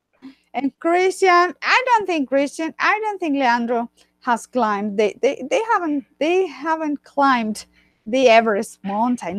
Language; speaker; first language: English; non-native, fluent; Spanish